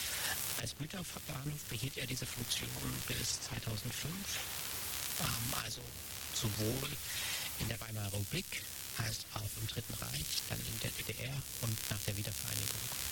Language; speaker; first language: German; native; German